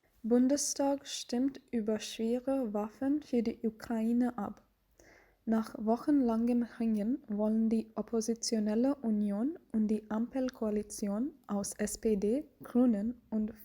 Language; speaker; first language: German; non-native, learner; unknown